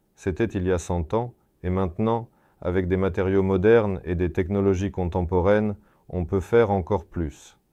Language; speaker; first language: French; non-native, fluent; Russian